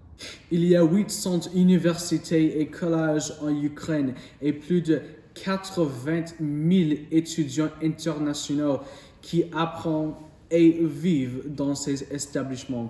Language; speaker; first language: French; non-native, learner; English